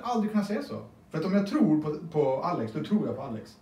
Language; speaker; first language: Swedish; native; Swedish